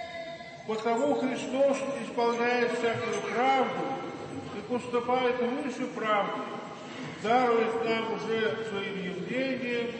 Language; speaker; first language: Russian; native; Russian